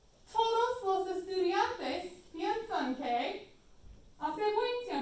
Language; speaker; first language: Spanish; non-native, fluent; English